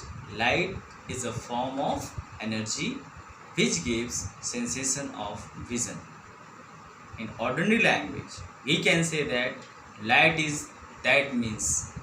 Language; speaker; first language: English; non-native, local second language; Hindi